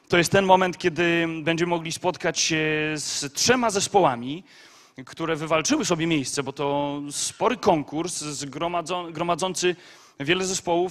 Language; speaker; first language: Polish; native; Polish